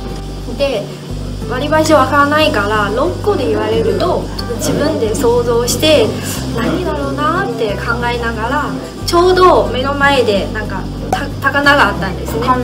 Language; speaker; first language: Japanese; non-native, fluent; Chinese